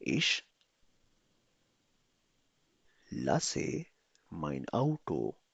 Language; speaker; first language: German; non-native, fluent; Urdu